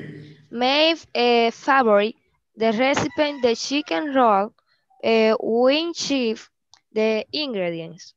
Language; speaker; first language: English; non-native, learner; Spanish